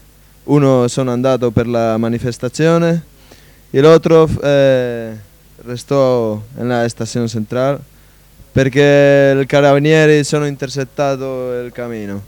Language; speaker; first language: Italian; non-native, learner; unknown